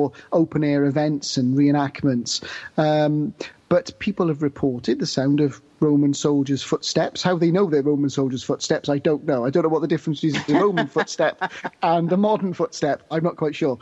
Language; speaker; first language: English; native; English